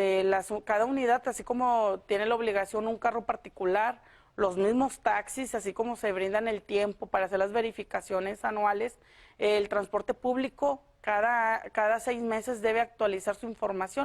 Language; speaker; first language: Spanish; native; Spanish